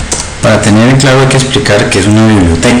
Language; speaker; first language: Spanish; native; Spanish